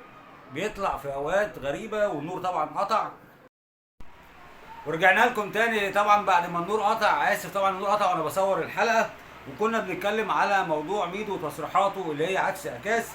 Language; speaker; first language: Arabic; native; Arabic